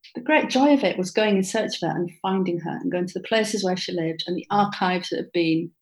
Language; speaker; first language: English; native; English